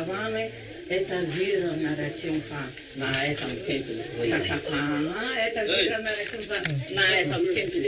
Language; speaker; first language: Russian; non-native, learner; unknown